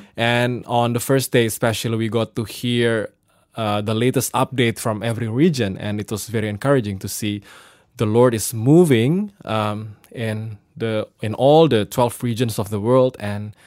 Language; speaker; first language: English; non-native, fluent; Indonesian